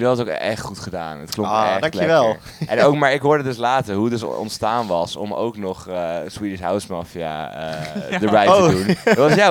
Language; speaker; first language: Dutch; native; Dutch